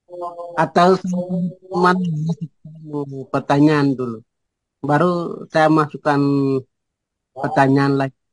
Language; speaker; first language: Indonesian; non-native, local second language; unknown